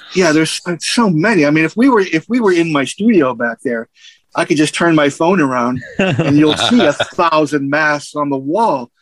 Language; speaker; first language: English; native; English